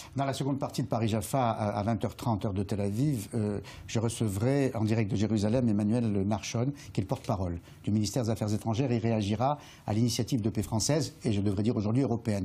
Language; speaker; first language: French; native; French